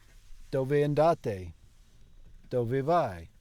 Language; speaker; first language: Italian; non-native, learner; English